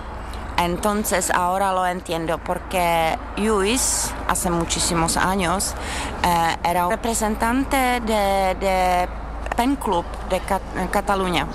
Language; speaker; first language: Spanish; non-native, fluent; Czech